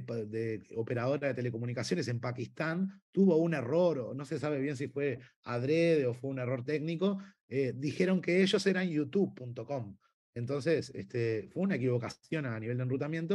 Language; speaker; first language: Spanish; native; Spanish